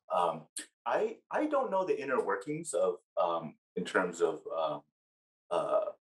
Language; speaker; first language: English; native; English